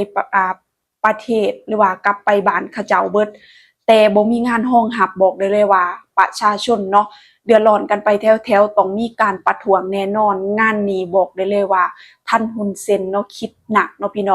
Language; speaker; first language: Thai; non-native, local second language; Northeastern Thai